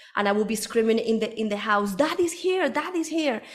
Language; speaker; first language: English; early bilingual, other home language; Spanish